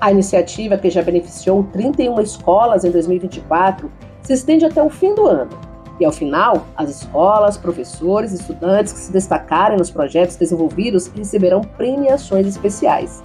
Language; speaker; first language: Portuguese; native; Portuguese